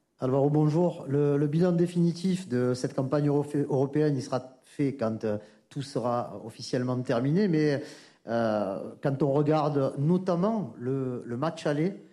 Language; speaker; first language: French; native; French